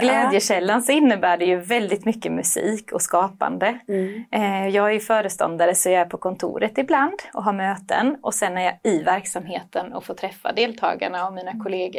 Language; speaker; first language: Swedish; native; Swedish